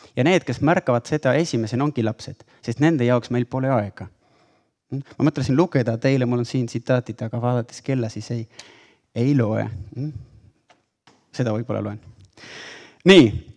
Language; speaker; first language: Estonian; non-native, fluent; Spanish